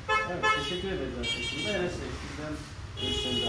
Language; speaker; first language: Turkish; native; Turkish